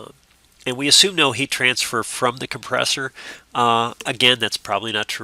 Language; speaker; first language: English; native; English